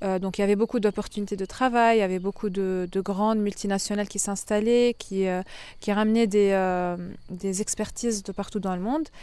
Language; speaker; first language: French; non-native, fluent; Arabic